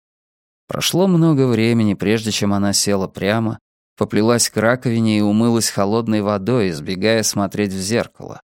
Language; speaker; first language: Russian; native; Russian